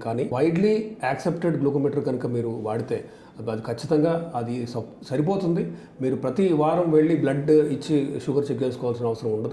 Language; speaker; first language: Telugu; native; Telugu